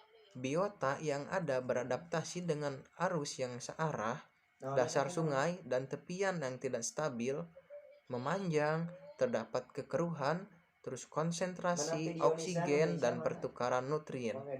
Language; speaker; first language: Indonesian; native; Indonesian